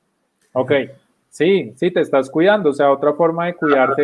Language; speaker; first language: Spanish; native; Spanish